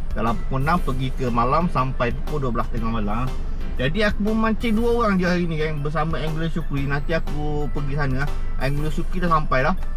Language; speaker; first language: Malay; native; Malay